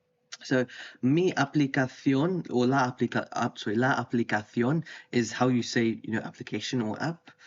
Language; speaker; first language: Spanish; non-native, fluent; English